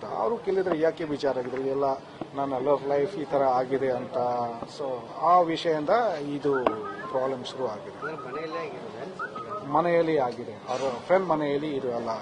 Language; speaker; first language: Kannada; non-native, fluent; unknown